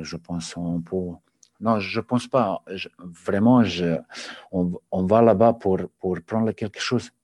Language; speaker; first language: French; non-native, learner; Serbian